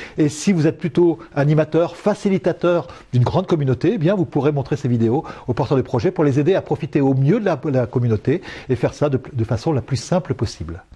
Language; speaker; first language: French; native; French